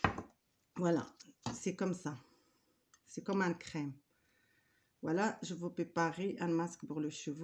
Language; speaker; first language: French; non-native, learner; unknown